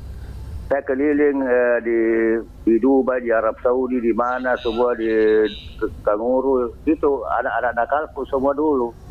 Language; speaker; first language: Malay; non-native, local second language; Buginese